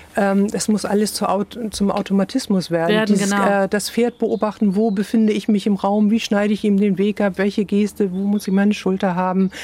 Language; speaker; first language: German; native; German